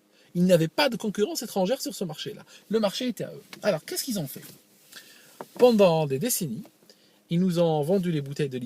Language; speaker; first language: French; non-native, local second language; Arabic